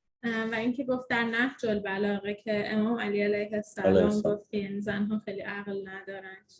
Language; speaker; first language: Persian; early bilingual, heritage; Persian